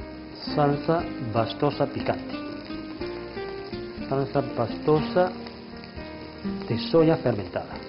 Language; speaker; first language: Spanish; non-native, fluent; Chinese